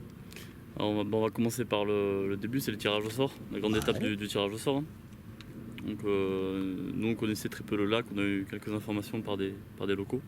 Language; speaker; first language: French; native; French